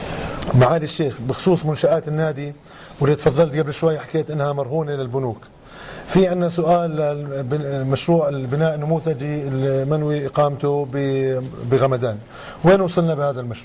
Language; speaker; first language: Arabic; native; Arabic